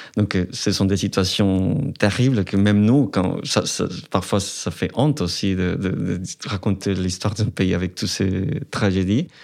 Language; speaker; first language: French; non-native, fluent; Spanish